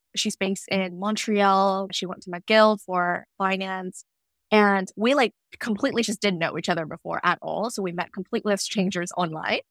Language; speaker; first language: English; non-native, fluent; Vietnamese